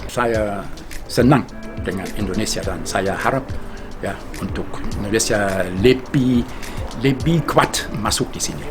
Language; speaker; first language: Indonesian; non-native, fluent; German